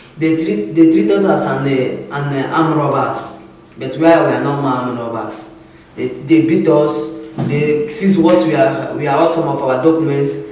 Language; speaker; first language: Nigerian Pidgin; non-native, local second language; Igbo